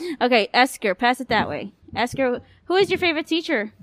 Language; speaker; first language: English; native; English